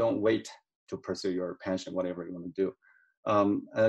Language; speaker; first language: English; non-native, fluent; Chinese